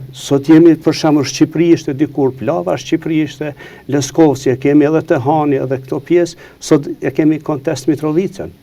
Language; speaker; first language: Albanian; native; Albanian